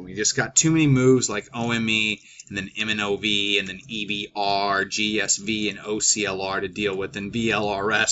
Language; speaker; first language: English; native; English